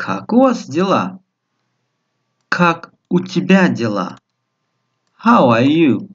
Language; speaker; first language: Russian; non-native, local second language; Tajik